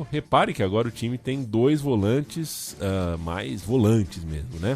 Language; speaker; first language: Portuguese; native; Portuguese